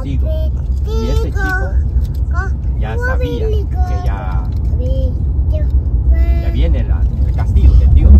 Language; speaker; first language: Spanish; non-native, fluent; Chinese